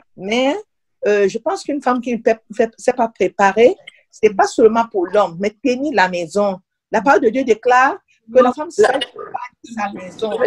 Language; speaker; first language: French; non-native, local second language; Duala